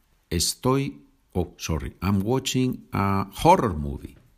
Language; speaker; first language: English; non-native, fluent; Spanish